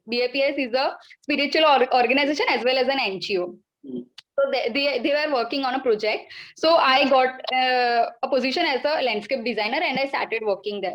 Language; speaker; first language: English; non-native, local second language; Gujarati